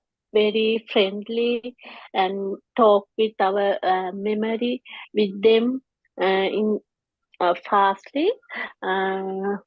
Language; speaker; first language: English; non-native, learner; Sinhala